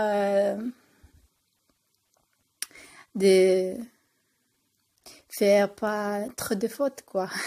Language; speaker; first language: French; non-native, fluent; Italian